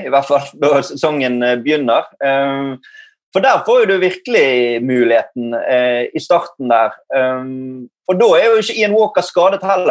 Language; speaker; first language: Norwegian; native; Norwegian